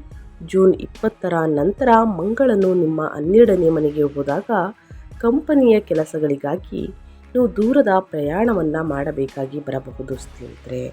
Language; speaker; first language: Kannada; native; Kannada